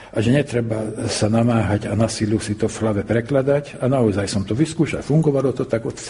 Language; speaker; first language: Slovak; early bilingual, heritage; Slovak